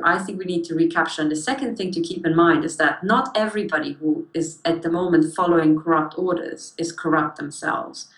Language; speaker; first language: English; early bilingual, other home language; German